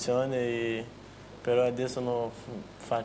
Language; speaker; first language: Italian; non-native, learner; Portuguese